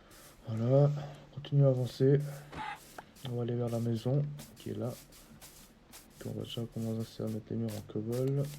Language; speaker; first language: French; native; French